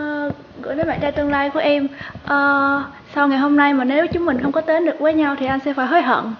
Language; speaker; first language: Vietnamese; native; Vietnamese